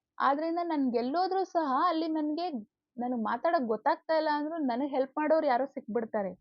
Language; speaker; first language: Kannada; native; Kannada